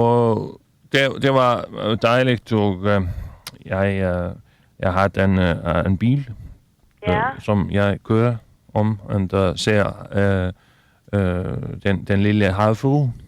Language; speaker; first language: Danish; non-native, learner; Icelandic